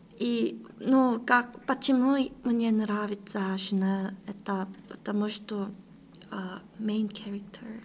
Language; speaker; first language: Russian; non-native, learner; Korean